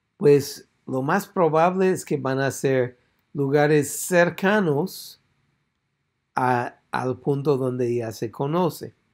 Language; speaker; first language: Spanish; non-native, fluent; English